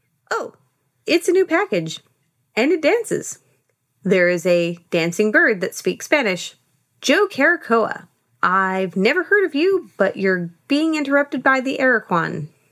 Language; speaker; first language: English; native; English